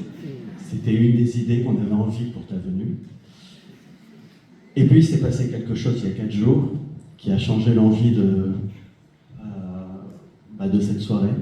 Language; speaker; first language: French; native; French